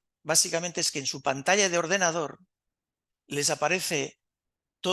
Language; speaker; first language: Spanish; native; Spanish